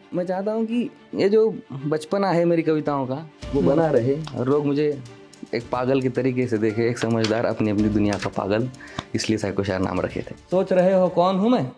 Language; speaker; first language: Hindi; non-native, local second language; Marathi